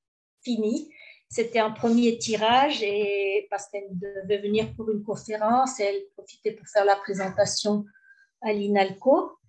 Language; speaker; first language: French; early bilingual, heritage; French